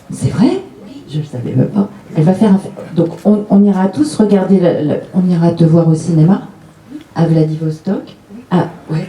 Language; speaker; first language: French; native; French